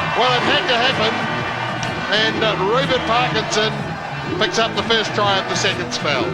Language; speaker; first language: English; native; English